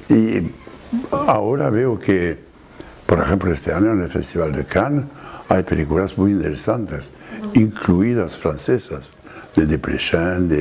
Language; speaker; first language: Spanish; non-native, fluent; French